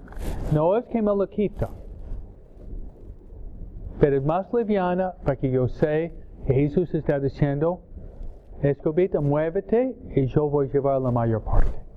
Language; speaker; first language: Spanish; non-native, fluent; English